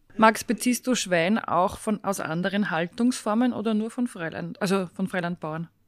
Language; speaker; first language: German; native; German